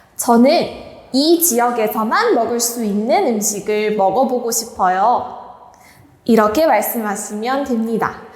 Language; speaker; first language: Korean; native; Korean